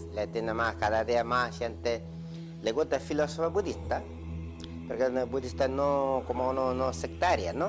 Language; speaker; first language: Spanish; non-native, learner; Ladakhi